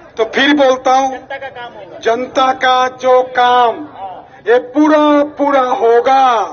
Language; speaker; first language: Hindi; non-native, local second language; Bangla